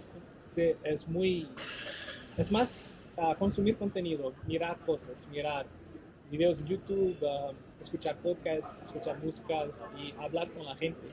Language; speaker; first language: Spanish; non-native, fluent; Portuguese